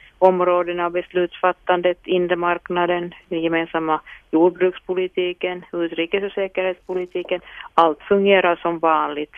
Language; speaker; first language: Swedish; non-native, local second language; Finnish